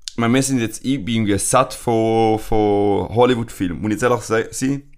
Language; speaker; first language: German; non-native, fluent; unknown